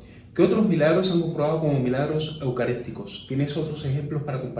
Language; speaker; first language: Spanish; native; Spanish